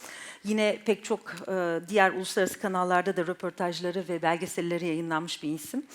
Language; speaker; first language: Turkish; native; Turkish